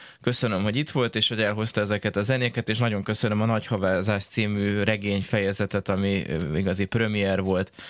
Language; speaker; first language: Hungarian; native; Hungarian